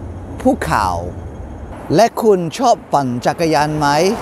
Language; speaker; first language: Thai; non-native, fluent; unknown